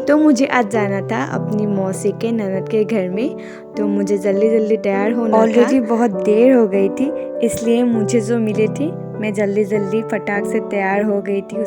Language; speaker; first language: Hindi; non-native, local second language; Assamese